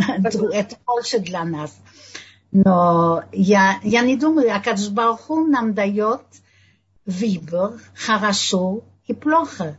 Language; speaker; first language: Russian; non-native, learner; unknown